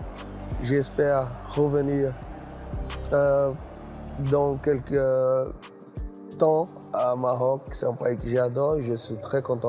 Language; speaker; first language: French; non-native, fluent; Portuguese